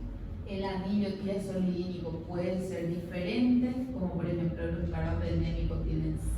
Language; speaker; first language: Spanish; native; Spanish